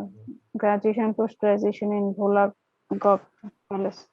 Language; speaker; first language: English; non-native, learner; Bangla